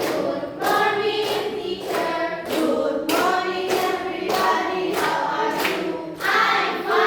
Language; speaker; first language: English; non-native, learner; Indonesian